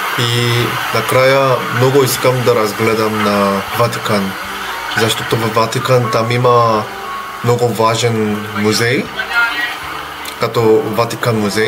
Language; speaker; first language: Bulgarian; non-native, learner; Korean